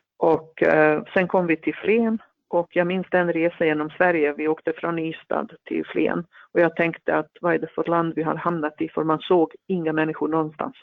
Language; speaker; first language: Swedish; non-native, fluent; Bosnian